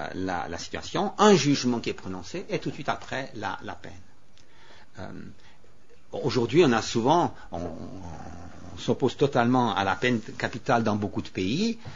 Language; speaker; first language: French; native; French